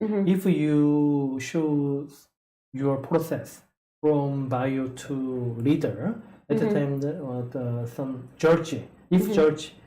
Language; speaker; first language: English; non-native, learner; Korean